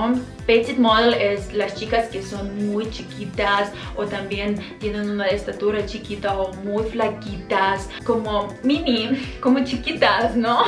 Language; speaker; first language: Spanish; non-native, fluent; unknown